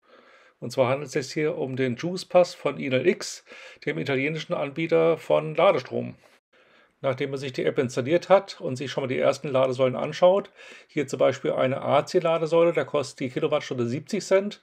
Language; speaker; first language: German; native; German